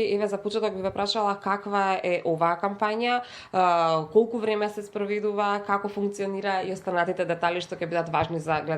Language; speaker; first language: Macedonian; native; Macedonian